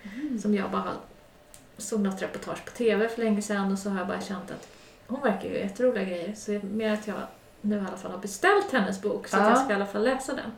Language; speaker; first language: Swedish; native; Swedish